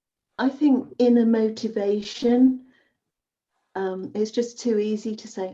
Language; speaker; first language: English; native; English